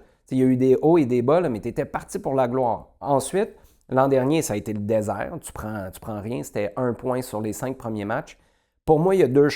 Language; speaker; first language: French; native; French